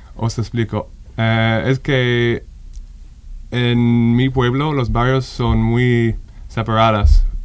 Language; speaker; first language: Spanish; non-native, fluent; English